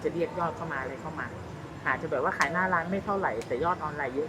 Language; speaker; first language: Thai; native; Thai